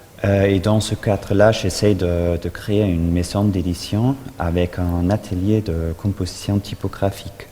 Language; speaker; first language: French; non-native, fluent; German